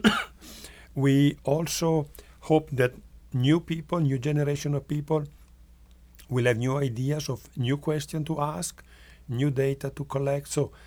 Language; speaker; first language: English; non-native, fluent; Italian